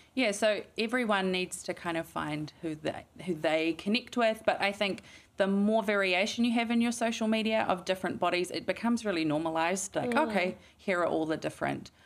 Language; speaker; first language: English; native; English